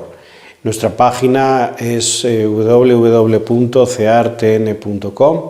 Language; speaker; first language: Spanish; native; Spanish